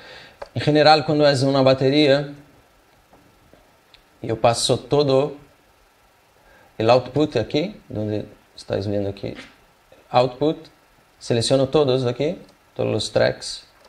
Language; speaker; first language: Spanish; non-native, fluent; Portuguese